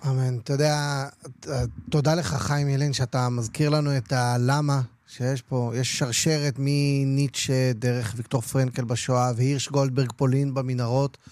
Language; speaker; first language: Hebrew; native; Hebrew